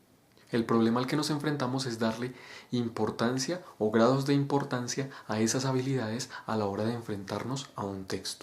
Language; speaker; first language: Spanish; native; Spanish